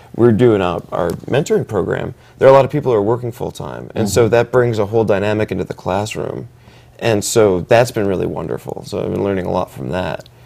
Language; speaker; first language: English; native; English